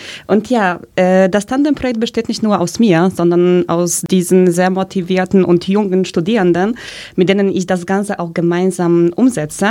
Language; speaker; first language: German; early bilingual, other home language; Polish